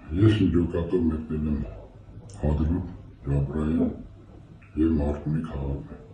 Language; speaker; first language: Armenian; native; Armenian